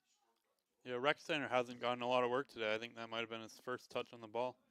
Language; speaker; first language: English; native; English